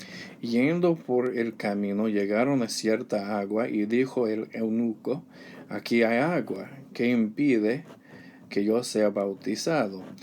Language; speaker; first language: Spanish; non-native, learner; English